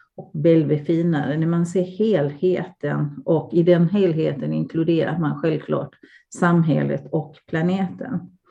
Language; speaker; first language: Swedish; non-native, fluent; Spanish